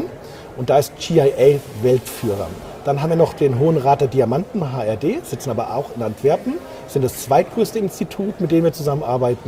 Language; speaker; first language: German; native; German